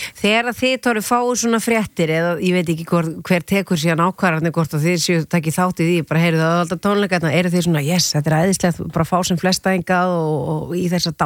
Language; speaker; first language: Icelandic; native; Icelandic